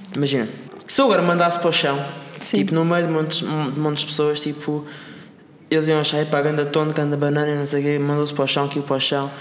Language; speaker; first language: Portuguese; native; Portuguese